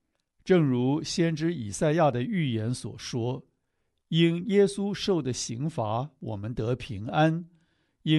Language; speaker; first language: Chinese; native; Chinese